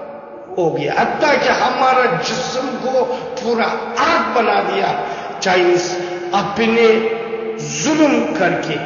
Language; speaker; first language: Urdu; non-native, learner; Uyghur